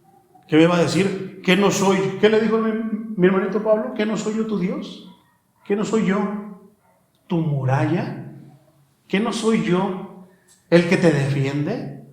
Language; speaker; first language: Spanish; native; Spanish